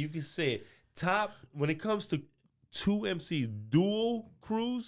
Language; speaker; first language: English; native; English